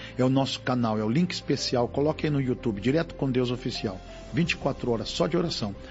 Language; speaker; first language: Portuguese; native; Portuguese